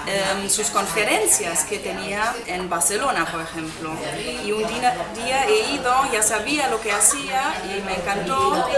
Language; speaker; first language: Spanish; non-native, fluent; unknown